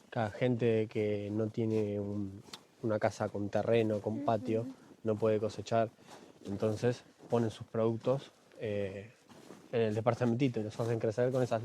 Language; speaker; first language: Spanish; native; Spanish